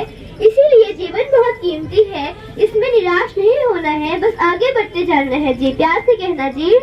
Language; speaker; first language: Hindi; native; Hindi